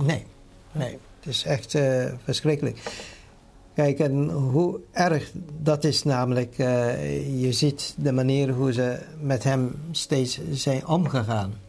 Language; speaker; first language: Dutch; native; Dutch